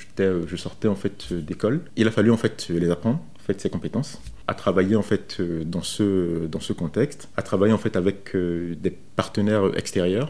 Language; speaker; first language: French; non-native, local second language; Fon